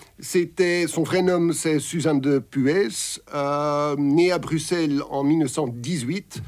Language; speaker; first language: French; non-native, local second language; Dutch